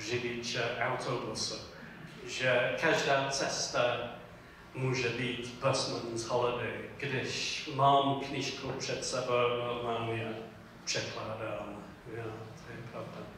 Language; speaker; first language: Czech; non-native, fluent; English